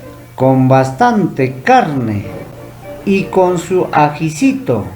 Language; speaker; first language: Spanish; non-native, local second language; Quechua